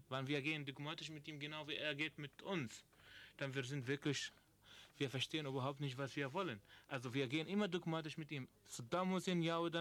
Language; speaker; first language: German; non-native, learner; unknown